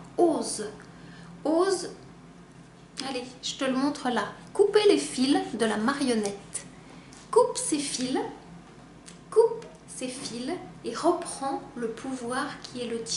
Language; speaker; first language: French; native; French